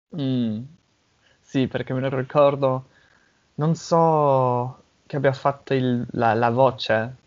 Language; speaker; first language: Italian; non-native, fluent; English